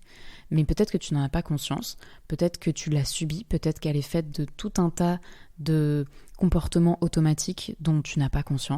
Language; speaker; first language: French; native; French